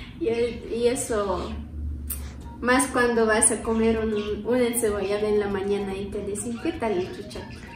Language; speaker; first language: Spanish; non-native, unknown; Ukrainian